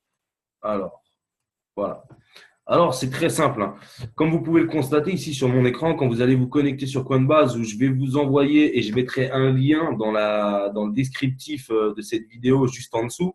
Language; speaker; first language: French; native; French